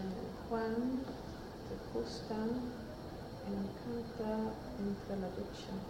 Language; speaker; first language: Spanish; non-native, learner; Swedish